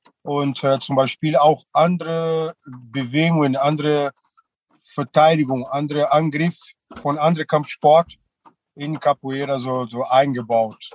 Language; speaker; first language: German; non-native, fluent; Portuguese